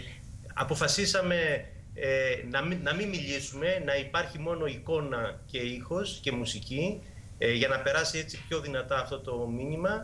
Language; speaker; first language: Greek; native; Greek